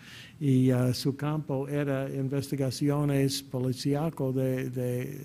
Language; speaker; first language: Spanish; non-native, fluent; English